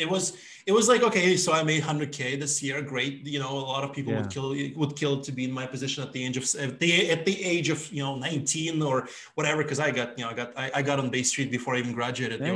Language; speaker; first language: English; non-native, fluent; Ukrainian